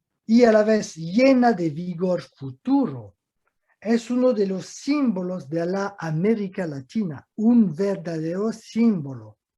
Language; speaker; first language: Spanish; non-native, fluent; French